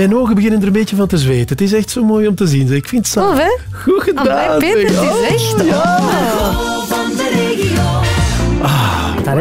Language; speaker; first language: Dutch; native; Dutch